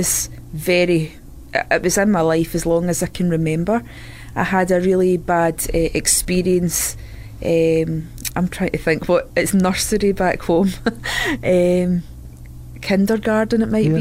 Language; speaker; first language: English; native; English